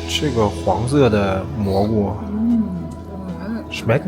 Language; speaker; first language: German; non-native, learner; Chinese